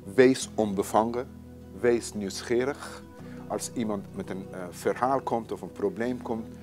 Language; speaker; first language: Dutch; non-native, fluent; Persian